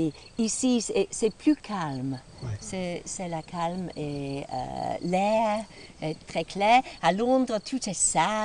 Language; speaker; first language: French; non-native, learner; English